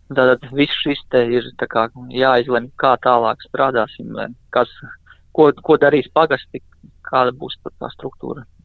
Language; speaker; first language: Latvian; native; Latvian